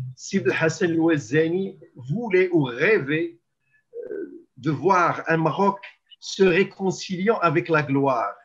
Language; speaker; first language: French; non-native, local second language; Arabic